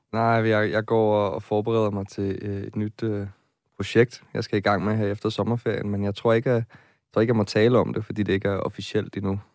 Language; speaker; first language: Danish; native; Danish